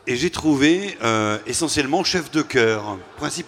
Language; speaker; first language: French; native; French